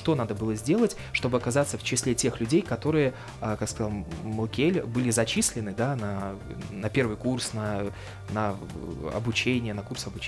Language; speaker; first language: Russian; native; Russian